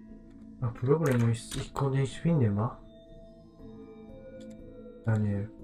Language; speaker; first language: German; non-native, learner; Japanese